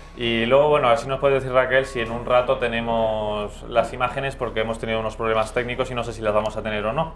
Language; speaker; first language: Spanish; native; Spanish